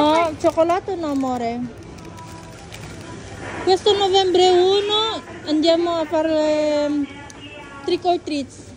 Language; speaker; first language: Italian; non-native, fluent; Filipino